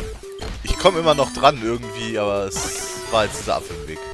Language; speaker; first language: German; native; German